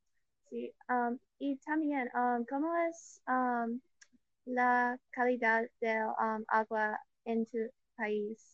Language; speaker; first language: Spanish; non-native, learner; English